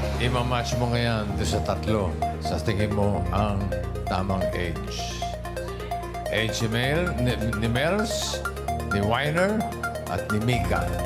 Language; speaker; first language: Filipino; native; Filipino